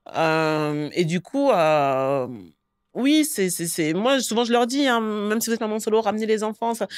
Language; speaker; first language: French; native; French